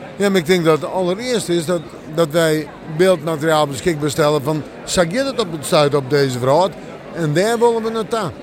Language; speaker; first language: Dutch; non-native, local second language; Western Frisian